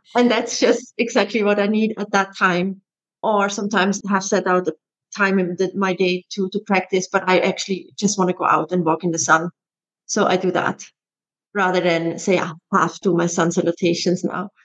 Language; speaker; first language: English; non-native, fluent; German